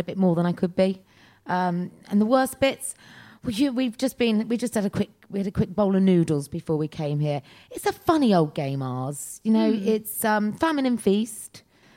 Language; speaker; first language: English; native; English